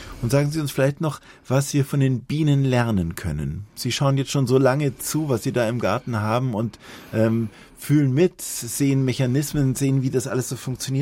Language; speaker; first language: German; native; German